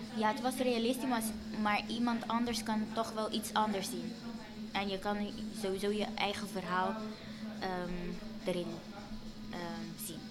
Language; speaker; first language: Dutch; non-native, fluent; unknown